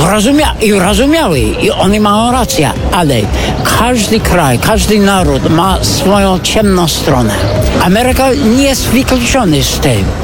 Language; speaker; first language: Polish; non-native, fluent; English